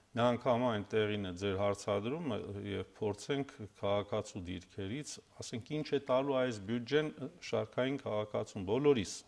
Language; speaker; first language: Armenian; native; Armenian